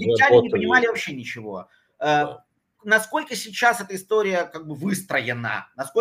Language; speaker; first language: Russian; native; Russian